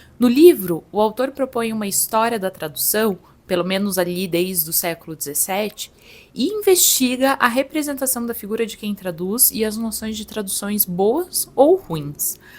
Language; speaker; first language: Portuguese; native; Portuguese